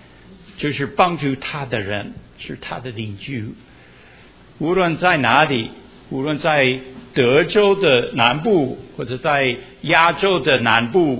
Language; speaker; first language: Chinese; early bilingual, heritage; Chinese